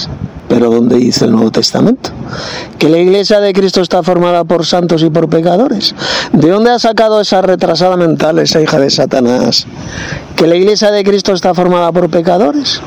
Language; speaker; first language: Spanish; native; Spanish